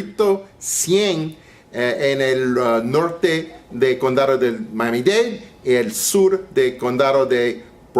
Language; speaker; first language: Spanish; non-native, learner; English